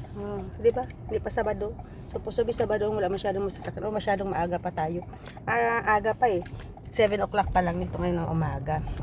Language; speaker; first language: Filipino; non-native, local second language; Hiligaynon